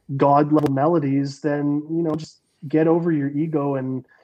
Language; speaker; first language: English; native; English